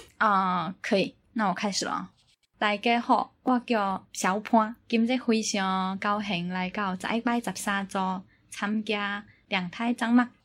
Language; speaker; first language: Chinese; non-native, local second language; Min Nan Chinese